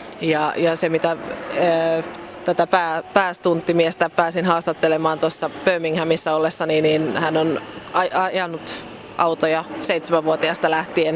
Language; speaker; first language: Finnish; native; Finnish